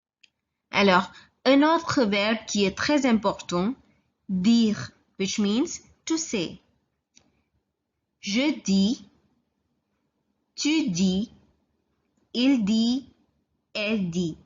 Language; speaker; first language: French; non-native, fluent; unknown